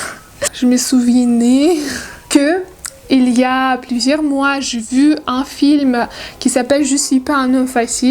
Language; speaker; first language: French; non-native, learner; Russian